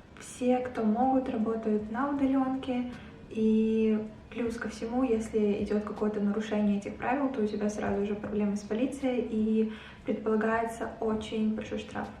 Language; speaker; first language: Russian; native; Russian